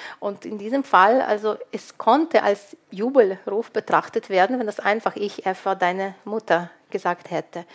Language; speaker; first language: German; non-native, fluent; Ukrainian